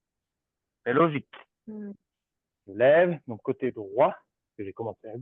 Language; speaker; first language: French; native; French